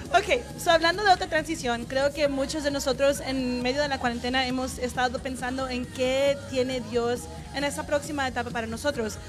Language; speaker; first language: Spanish; early bilingual, heritage; Spanish